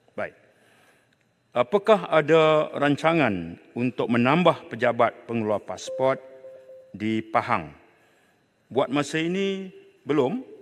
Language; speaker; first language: Malay; native; Malay